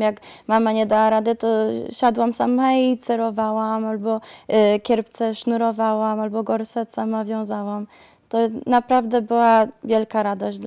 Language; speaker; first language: Polish; early bilingual, heritage; Polish